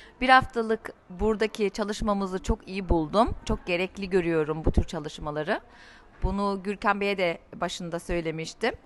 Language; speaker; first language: Turkish; early bilingual, heritage; Turkish